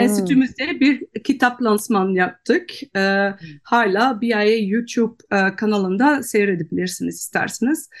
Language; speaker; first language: Turkish; non-native, fluent; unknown